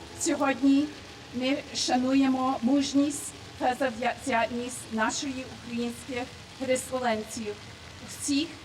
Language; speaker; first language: Ukrainian; early bilingual, heritage; English